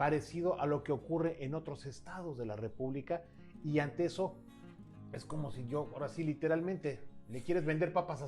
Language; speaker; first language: Spanish; native; Spanish